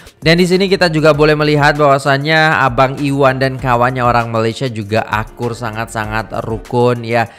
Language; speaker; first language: Indonesian; native; Indonesian